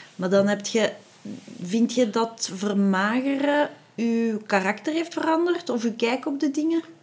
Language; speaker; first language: Dutch; native; Dutch